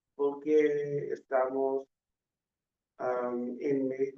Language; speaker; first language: Spanish; non-native, learner; English